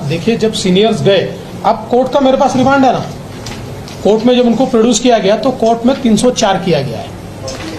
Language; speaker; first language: Hindi; non-native, local second language; Marathi